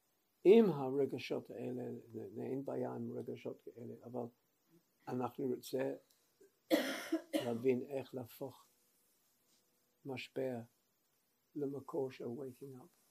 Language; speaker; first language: Hebrew; non-native, fluent; English